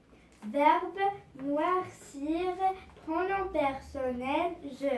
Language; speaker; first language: French; non-native, learner; Arabic